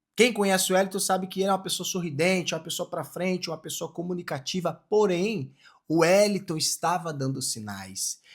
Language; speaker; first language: Portuguese; native; Portuguese